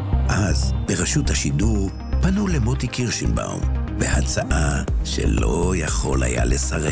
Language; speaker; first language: Hebrew; native; Hebrew